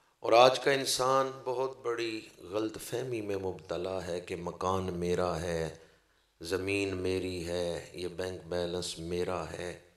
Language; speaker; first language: Urdu; non-native, local second language; Punjabi